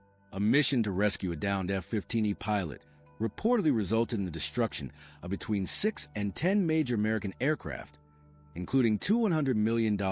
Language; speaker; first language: English; native; English